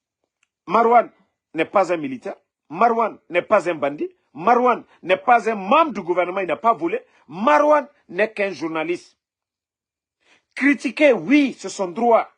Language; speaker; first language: French; non-native, local second language; Mandingo